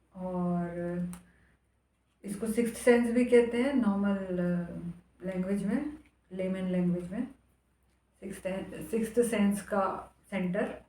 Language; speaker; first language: Hindi; native; Hindi